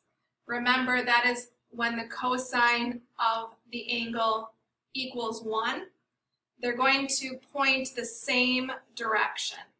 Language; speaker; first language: English; native; English